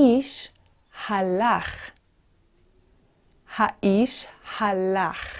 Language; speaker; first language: Hebrew; non-native, fluent; English